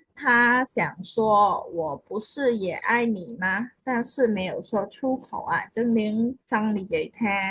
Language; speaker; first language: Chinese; non-native, fluent; Khmer